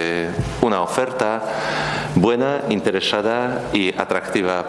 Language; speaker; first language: Spanish; non-native, learner; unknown